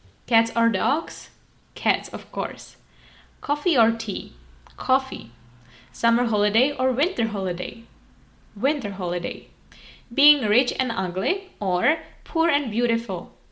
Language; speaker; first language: English; non-native, fluent; Czech